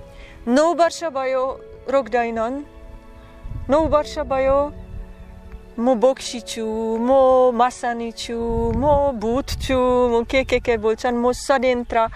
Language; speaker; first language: Nepali; non-native, learner; Slovak